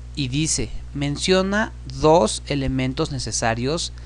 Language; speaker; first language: Spanish; native; Spanish